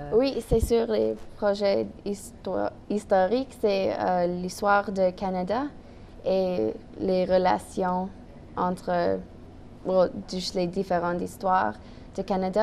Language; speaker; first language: French; non-native, local second language; English